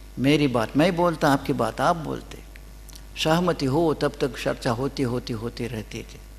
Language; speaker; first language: Hindi; non-native, local second language; Kannada